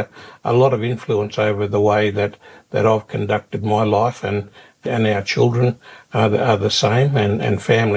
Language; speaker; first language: English; native; English